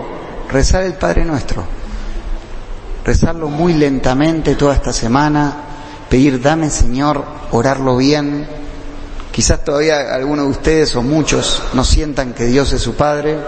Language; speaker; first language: Spanish; native; Spanish